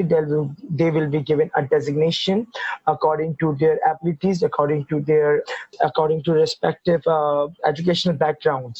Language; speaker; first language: English; non-native, local second language; Urdu